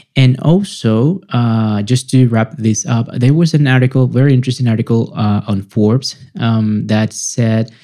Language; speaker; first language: English; non-native, fluent; Spanish